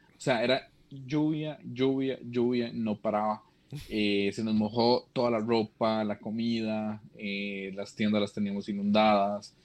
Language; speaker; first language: Spanish; native; Spanish